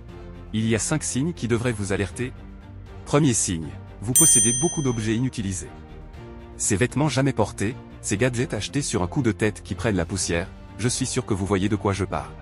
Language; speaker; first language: French; native; French